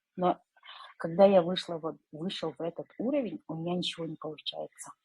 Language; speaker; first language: Russian; non-native, local second language; Yakut